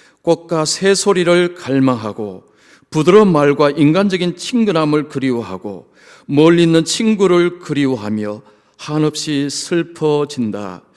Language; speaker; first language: Korean; native; Korean